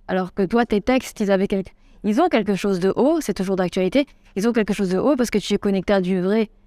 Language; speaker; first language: French; native; French